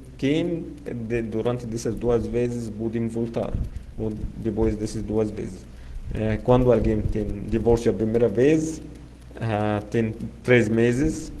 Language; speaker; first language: Portuguese; non-native, fluent; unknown